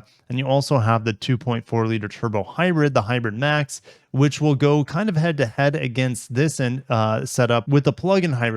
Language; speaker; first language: English; native; English